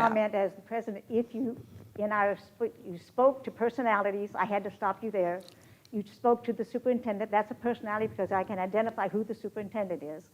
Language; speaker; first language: English; native; English